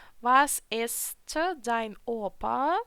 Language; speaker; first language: German; non-native, fluent; Ukrainian